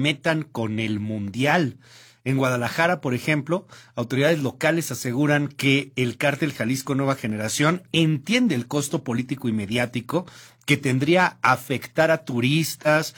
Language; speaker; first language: Spanish; native; Spanish